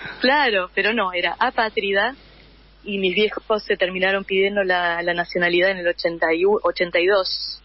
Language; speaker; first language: Spanish; early bilingual, heritage; Spanish